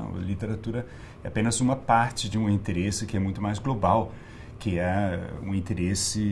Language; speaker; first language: Portuguese; non-native, fluent; Danish